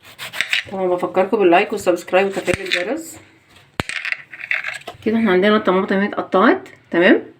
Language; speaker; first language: Arabic; native; Arabic